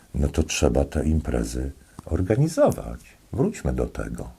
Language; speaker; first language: Polish; native; Polish